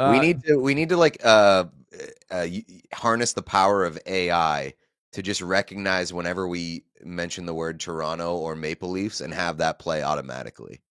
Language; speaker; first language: English; native; English